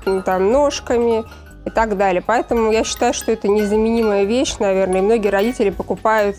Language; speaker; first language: Russian; native; Russian